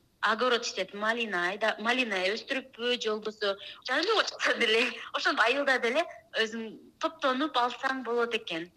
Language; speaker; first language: Kyrgyz; native; Kyrgyz